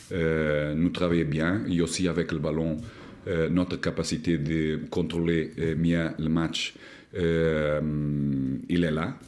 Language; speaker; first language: French; non-native, learner; Portuguese